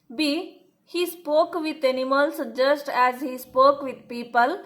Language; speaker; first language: English; non-native, local second language; Kannada